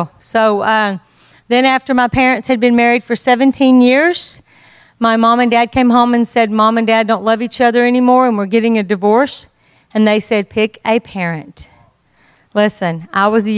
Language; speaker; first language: English; native; English